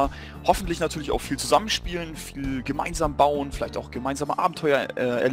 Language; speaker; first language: German; native; German